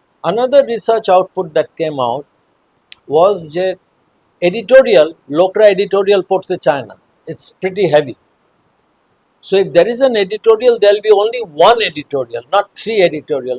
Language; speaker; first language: English; non-native, local second language; Bangla